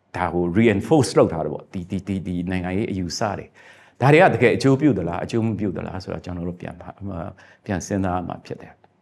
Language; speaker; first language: Burmese; non-native, local second language; Shan